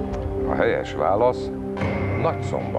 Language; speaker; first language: Hungarian; native; Hungarian